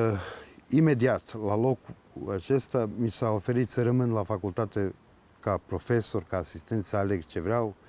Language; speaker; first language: Romanian; early bilingual, heritage; Serbian